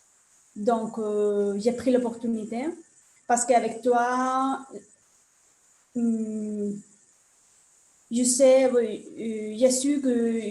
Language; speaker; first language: French; non-native, learner; Spanish